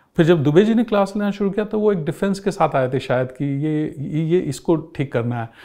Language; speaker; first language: Hindi; native; Hindi